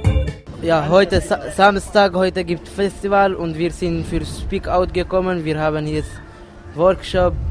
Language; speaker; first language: German; non-native, learner; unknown